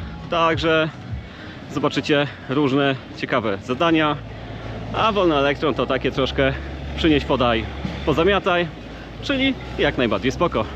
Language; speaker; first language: Polish; native; Polish